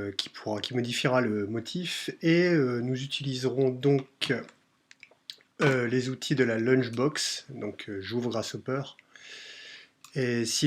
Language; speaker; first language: French; native; French